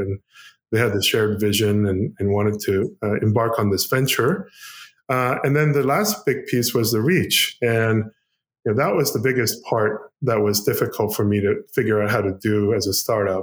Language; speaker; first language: English; non-native, fluent; Korean